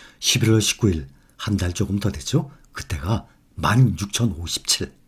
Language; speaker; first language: Korean; native; Korean